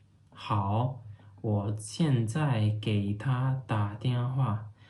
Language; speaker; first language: Chinese; non-native, fluent; Turkmen